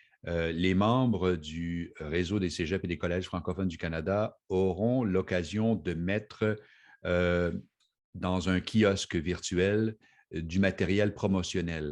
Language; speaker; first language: French; native; French